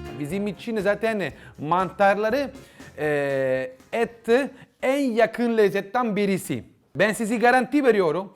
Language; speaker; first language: Turkish; non-native, learner; Italian